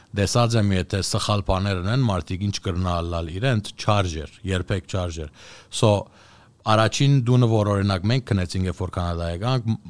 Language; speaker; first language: Armenian; early bilingual, heritage; Armenian